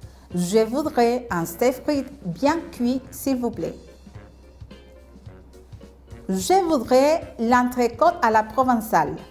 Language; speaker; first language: French; non-native, fluent; Spanish